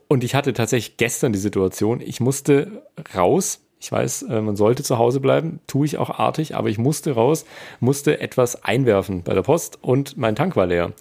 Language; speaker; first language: German; native; German